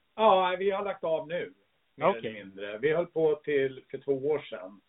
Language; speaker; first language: Swedish; early bilingual, other home language; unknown